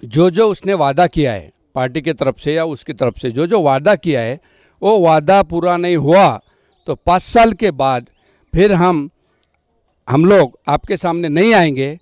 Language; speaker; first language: Hindi; non-native, local second language; Lambadi